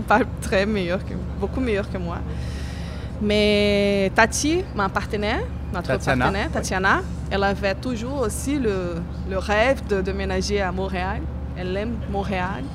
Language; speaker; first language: French; non-native, fluent; Portuguese